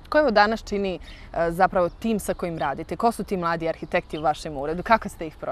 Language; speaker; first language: Serbian; native; Serbian